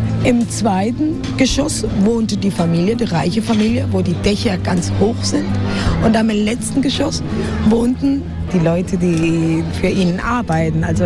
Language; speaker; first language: German; non-native, fluent; Spanish